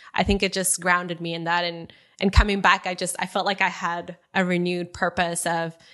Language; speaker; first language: English; early bilingual, other home language; Spanish